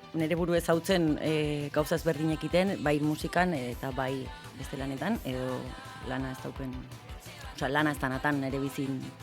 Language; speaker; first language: Basque; native; Basque